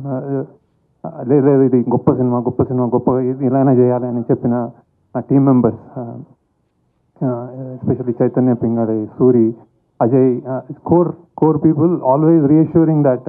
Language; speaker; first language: Telugu; native; Telugu